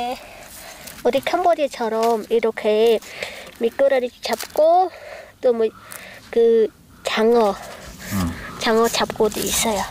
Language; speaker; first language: Korean; non-native, learner; Khmer